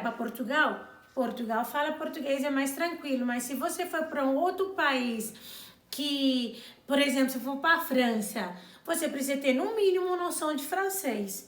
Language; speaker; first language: Portuguese; non-native, local second language; Kabuverdianu